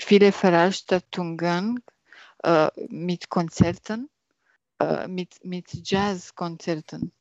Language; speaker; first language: German; non-native, learner; French